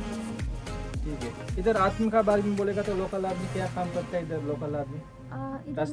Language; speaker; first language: Hindi; non-native, learner; Sinhala